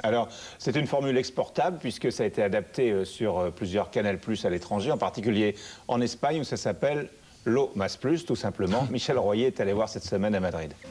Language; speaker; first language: French; native; French